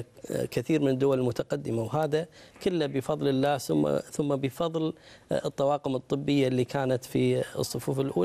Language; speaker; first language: Arabic; native; Arabic